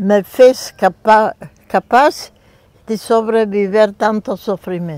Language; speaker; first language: Portuguese; non-native, fluent; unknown